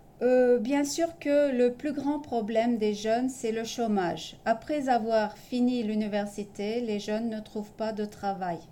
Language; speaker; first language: French; early bilingual, other home language; Turkish